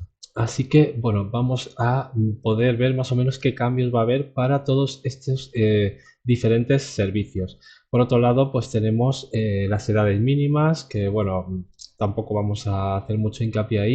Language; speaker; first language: Spanish; native; Spanish